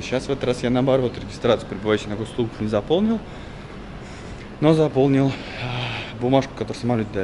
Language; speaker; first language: Russian; native; Russian